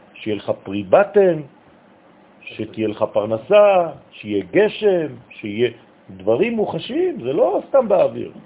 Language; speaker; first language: Hebrew; non-native, fluent; French